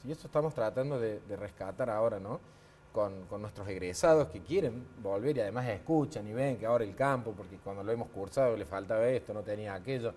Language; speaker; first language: Spanish; native; Spanish